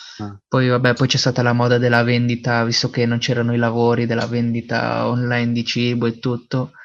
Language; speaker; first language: Italian; early bilingual, other home language; Filipino